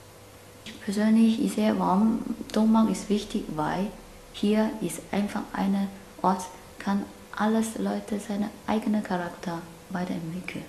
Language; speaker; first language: German; non-native, learner; Cantonese